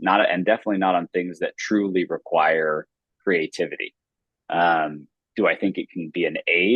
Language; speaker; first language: English; native; English